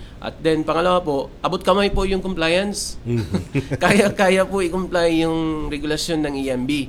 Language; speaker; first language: Filipino; non-native, local second language; Cebuano